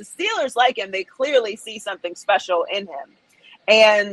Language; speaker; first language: English; native; English